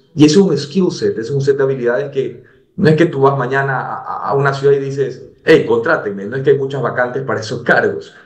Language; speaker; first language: Spanish; native; Spanish